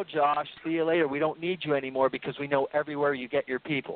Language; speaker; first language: English; native; English